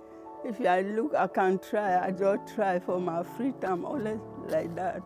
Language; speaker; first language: English; non-native, learner; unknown